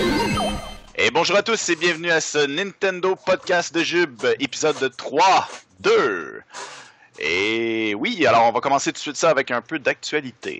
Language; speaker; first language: French; native; French